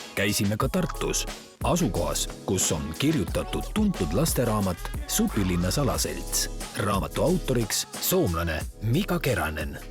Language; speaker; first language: Estonian; native; Estonian